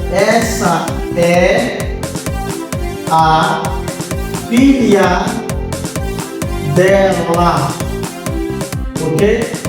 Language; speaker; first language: Portuguese; non-native, fluent; Haitian Creole